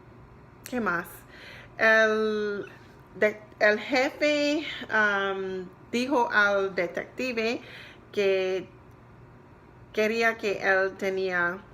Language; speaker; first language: Spanish; non-native, learner; English